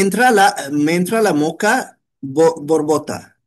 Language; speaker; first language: Italian; non-native, learner; Bangla